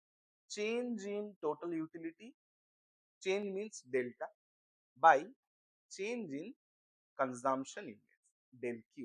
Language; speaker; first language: English; non-native, local second language; Bangla